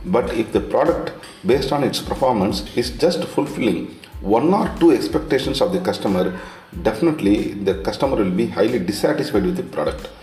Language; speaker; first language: English; non-native, local second language; Tamil